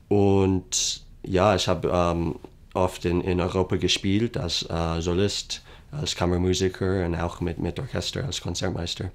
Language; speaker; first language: German; non-native, fluent; English